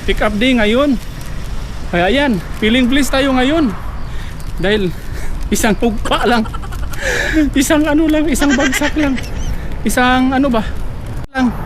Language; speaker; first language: Filipino; non-native, local second language; Cebuano